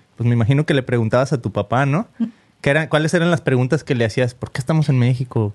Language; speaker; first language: Spanish; native; Spanish